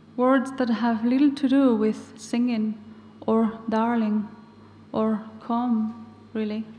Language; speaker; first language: English; non-native, fluent; Basque